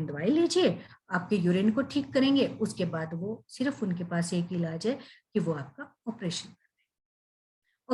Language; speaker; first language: Hindi; native; Hindi